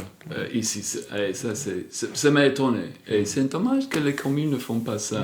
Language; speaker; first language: French; non-native, fluent; English